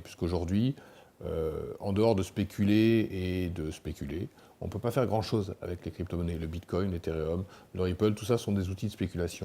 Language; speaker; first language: French; native; French